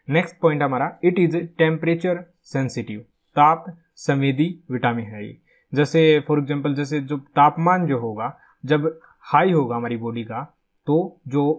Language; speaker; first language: Hindi; native; Hindi